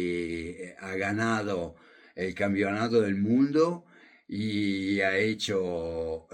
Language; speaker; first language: Spanish; non-native, fluent; Italian